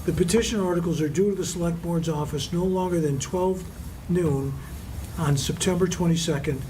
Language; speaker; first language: English; native; English